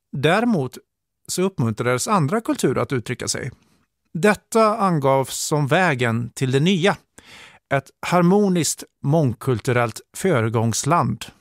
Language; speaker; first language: Swedish; native; Swedish